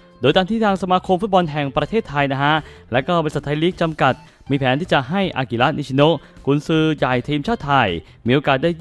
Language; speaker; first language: Thai; native; Thai